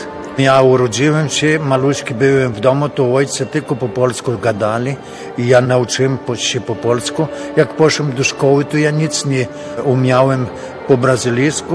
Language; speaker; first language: Polish; early bilingual, heritage; Polish